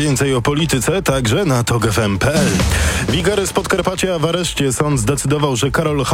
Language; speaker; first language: Polish; native; Polish